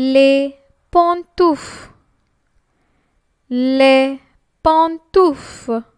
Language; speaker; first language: French; non-native, fluent; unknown